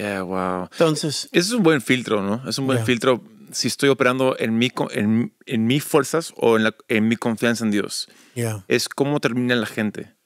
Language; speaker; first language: Spanish; early bilingual, other home language; English